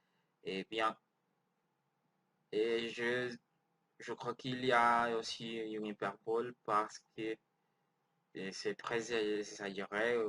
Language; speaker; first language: French; non-native, learner; Spanish